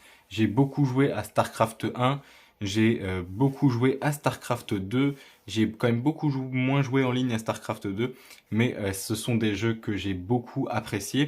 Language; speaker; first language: French; native; French